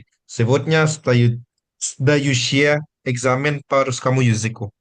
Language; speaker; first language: Russian; non-native, learner; Indonesian